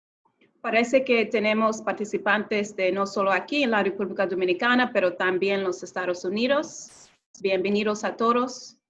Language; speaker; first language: Spanish; non-native, fluent; English